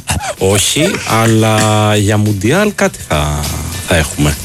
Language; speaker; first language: Greek; native; Greek